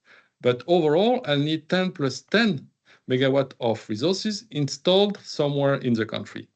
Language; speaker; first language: English; non-native, fluent; French